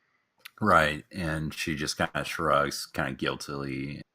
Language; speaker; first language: English; native; English